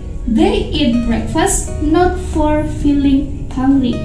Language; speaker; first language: English; non-native, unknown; Indonesian